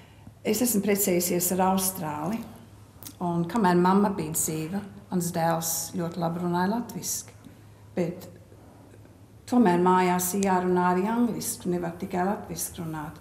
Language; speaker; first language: Latvian; early bilingual, heritage; Latvian